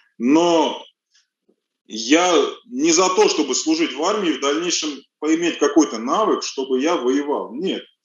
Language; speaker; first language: Russian; early bilingual, other home language; Armenian